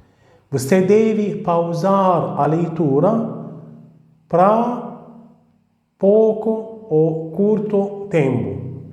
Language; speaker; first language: Portuguese; non-native, fluent; Arabic